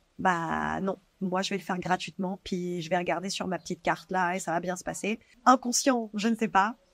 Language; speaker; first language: French; native; French